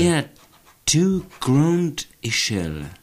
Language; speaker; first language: French; non-native, learner; English